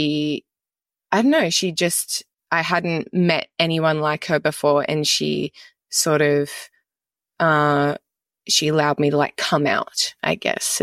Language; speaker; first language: English; native; English